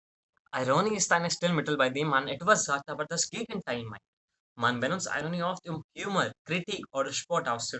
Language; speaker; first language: German; non-native, fluent; Hindi